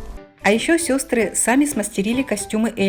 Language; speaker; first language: Russian; native; Russian